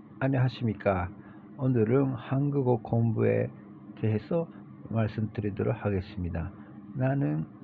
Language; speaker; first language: Korean; non-native, learner; Japanese